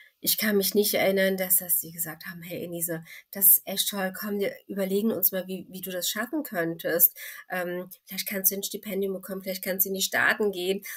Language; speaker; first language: German; early bilingual, other home language; Turkish